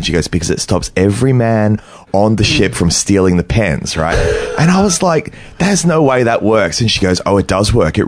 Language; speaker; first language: English; native; English